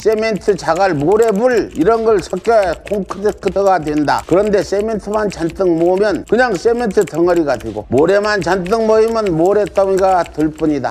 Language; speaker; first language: Korean; native; Korean